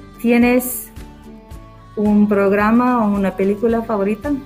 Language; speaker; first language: Spanish; non-native, learner; English